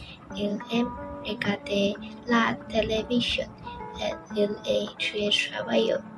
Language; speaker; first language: French; non-native, learner; Chinese